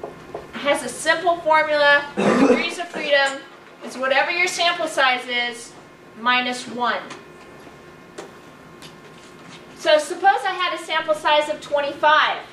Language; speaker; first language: English; native; English